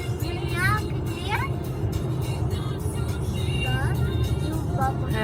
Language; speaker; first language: Russian; non-native, local second language; Yakut